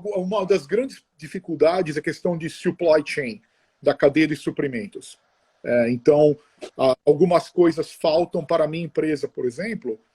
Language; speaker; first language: Portuguese; non-native, fluent; Italian